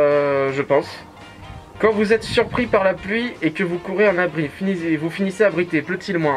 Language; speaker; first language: French; native; French